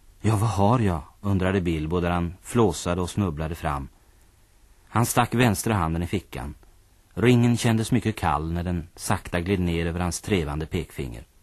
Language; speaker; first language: Swedish; native; Swedish